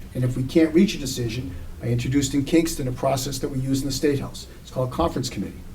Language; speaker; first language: English; native; English